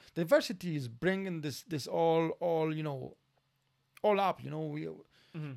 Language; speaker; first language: English; non-native, fluent; Polish